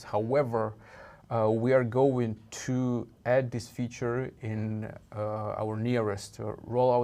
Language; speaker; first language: English; non-native, fluent; Russian